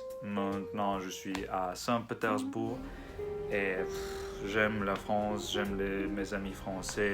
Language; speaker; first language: French; non-native, learner; Russian